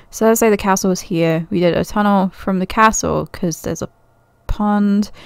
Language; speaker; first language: English; native; English